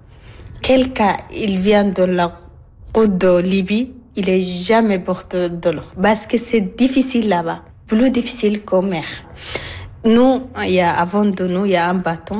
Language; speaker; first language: French; non-native, learner; Arabic